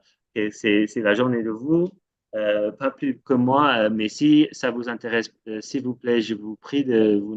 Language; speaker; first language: French; non-native, fluent; English